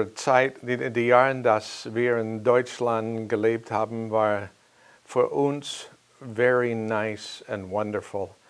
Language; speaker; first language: German; non-native, learner; English